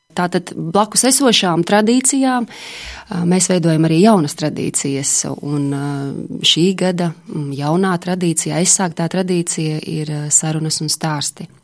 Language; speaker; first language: Latvian; native; Latvian